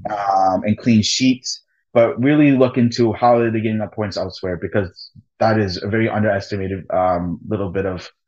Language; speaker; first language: English; native; English